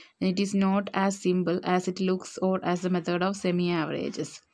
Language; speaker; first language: English; non-native, local second language; Malayalam